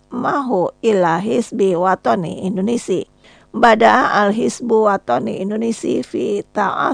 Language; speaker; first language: Arabic; non-native, fluent; Indonesian